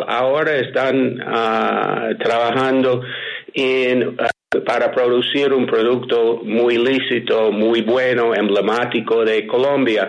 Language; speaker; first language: Spanish; non-native, fluent; English